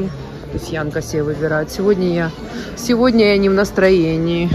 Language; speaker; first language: Russian; native; Russian